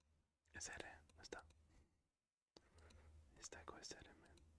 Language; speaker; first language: Basque; non-native, learner; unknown